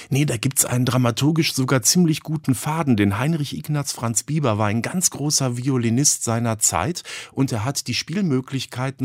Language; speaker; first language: German; native; German